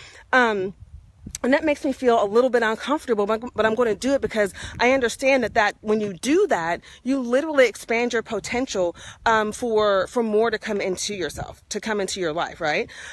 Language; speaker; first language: English; native; English